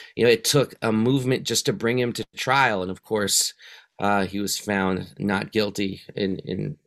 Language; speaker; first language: English; native; English